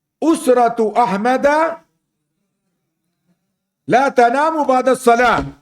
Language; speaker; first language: Arabic; non-native, fluent; Urdu